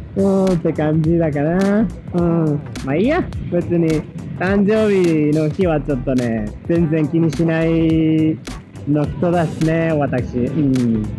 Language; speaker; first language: Japanese; non-native, fluent; Spanish